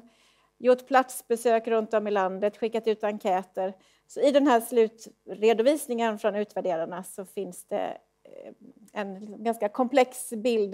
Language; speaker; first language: Swedish; native; Swedish